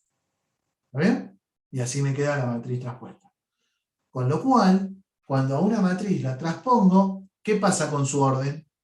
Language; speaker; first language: Spanish; native; Spanish